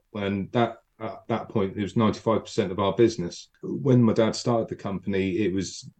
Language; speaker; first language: English; native; English